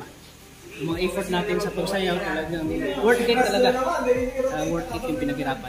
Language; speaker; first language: Filipino; native; Filipino